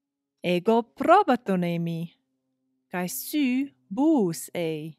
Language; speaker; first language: Greek; non-native, fluent; English